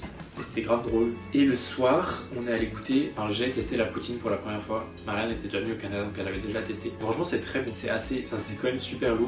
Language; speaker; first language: French; native; French